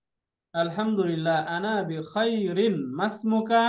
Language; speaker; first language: Arabic; non-native, fluent; Bangla